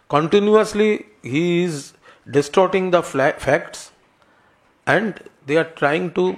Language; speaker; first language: English; non-native, local second language; Bangla